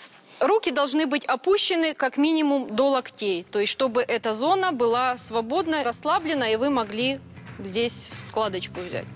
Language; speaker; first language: Russian; native; Russian